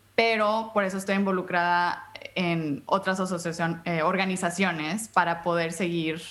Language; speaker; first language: Spanish; native; Spanish